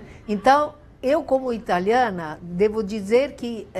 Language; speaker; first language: Portuguese; non-native, fluent; Italian